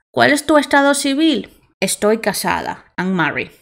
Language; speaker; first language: English; non-native, fluent; Spanish